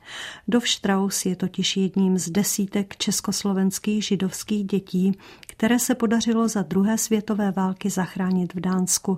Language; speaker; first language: Czech; native; Czech